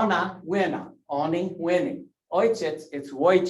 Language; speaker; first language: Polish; early bilingual, heritage; English